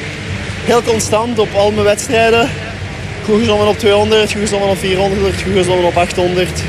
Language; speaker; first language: Dutch; non-native, local second language; French